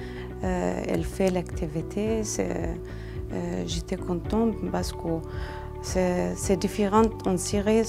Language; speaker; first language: French; non-native, learner; Arabic